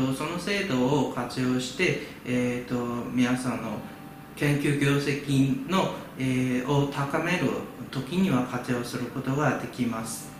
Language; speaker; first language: Japanese; non-native, fluent; Chinese